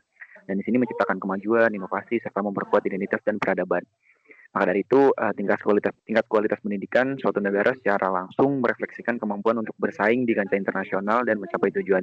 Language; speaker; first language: Indonesian; native; Indonesian